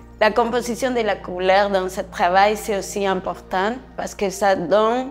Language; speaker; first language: French; non-native, fluent; Spanish